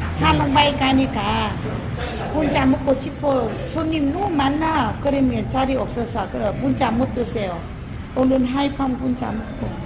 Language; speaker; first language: Korean; non-native, learner; Vietnamese